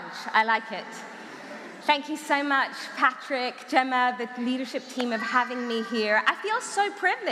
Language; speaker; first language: English; early bilingual, other home language; Armenian